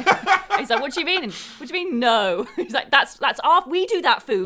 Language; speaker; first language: English; native; English